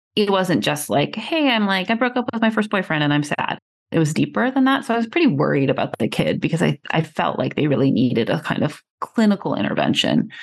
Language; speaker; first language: English; early bilingual, other home language; Spanish